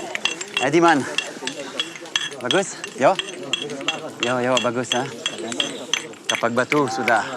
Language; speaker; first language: Indonesian; non-native, learner; French